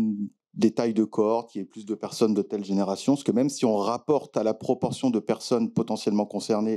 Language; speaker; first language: French; native; French